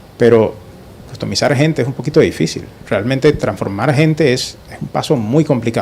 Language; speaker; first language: Spanish; native; Spanish